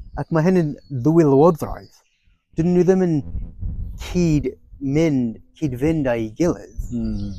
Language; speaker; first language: Welsh; non-native, fluent; English